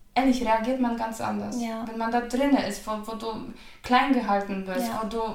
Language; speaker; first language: German; non-native, fluent; Polish